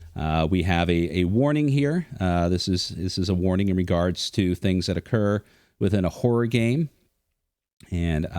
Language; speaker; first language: English; native; English